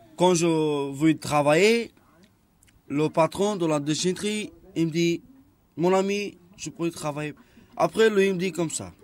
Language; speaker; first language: French; non-native, learner; Romany